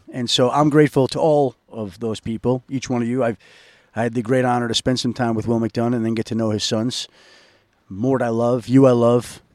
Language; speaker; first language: English; native; English